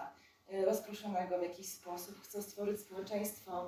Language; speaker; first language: Polish; native; Polish